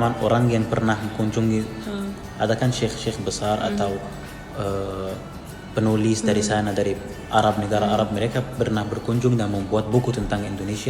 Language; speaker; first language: Indonesian; non-native, fluent; Arabic